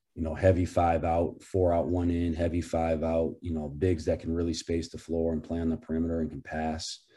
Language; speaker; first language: English; native; English